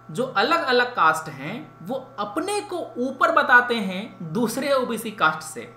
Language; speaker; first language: Hindi; native; Hindi